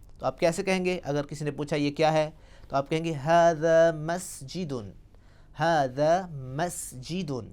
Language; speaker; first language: Urdu; non-native, local second language; Punjabi